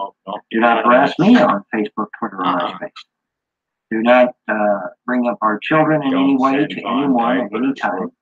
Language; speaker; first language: English; native; English